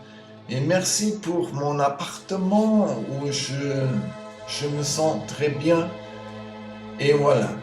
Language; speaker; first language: French; non-native, fluent; German